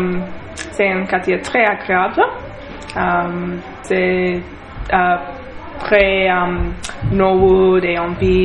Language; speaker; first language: French; non-native, learner; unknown